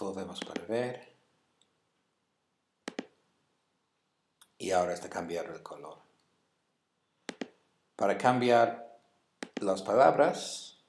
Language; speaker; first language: Spanish; non-native, fluent; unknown